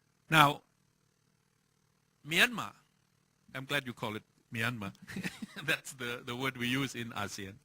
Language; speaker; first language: English; non-native, fluent; Thai